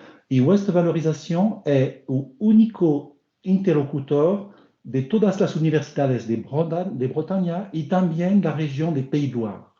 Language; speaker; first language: Portuguese; non-native, learner; French